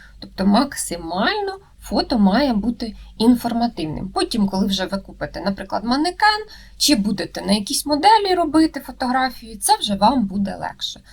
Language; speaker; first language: Ukrainian; native; Ukrainian